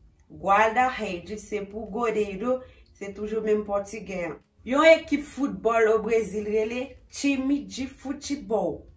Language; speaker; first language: French; non-native, local second language; Haitian Creole